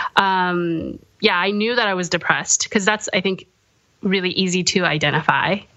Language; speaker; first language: English; early bilingual, other home language; Korean